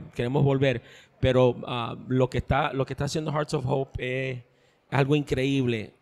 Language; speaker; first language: Spanish; early bilingual, heritage; Spanish